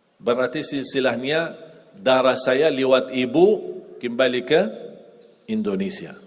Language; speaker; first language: Indonesian; non-native, fluent; Arabic